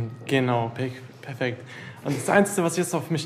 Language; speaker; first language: German; native; German